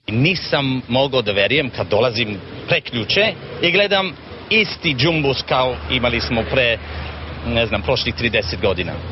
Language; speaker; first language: Serbian; non-native, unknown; English